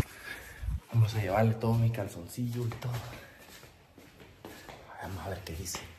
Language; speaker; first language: Spanish; native; Spanish